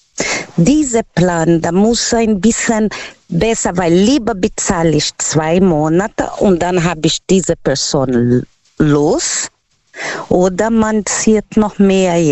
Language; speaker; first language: German; non-native, learner; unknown